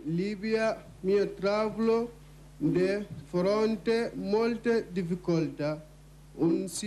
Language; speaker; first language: Italian; non-native, learner; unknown